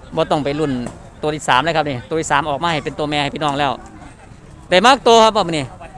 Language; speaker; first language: Thai; non-native, local second language; Northeastern Thai